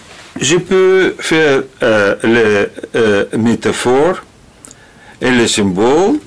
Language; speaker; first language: French; non-native, learner; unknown